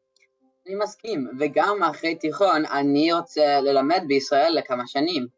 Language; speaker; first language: Hebrew; non-native, learner; English